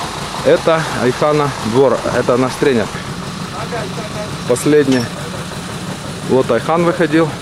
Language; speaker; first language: Russian; native; Russian